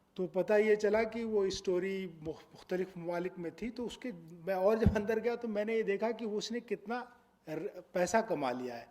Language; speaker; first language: Urdu; native; Urdu